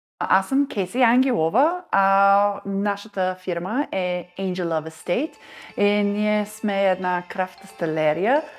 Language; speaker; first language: Bulgarian; non-native, learner; English